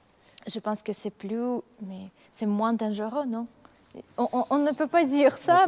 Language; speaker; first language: French; non-native, learner; Russian